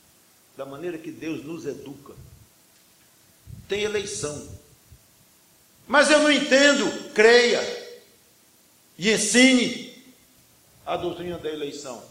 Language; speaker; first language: Portuguese; native; Portuguese